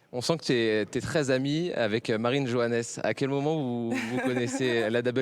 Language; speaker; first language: French; native; French